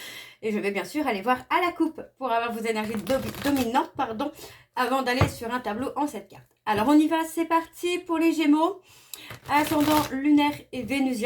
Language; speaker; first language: French; native; French